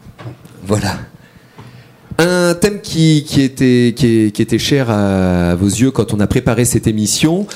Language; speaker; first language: French; native; French